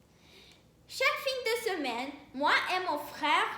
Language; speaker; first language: French; non-native, learner; Chinese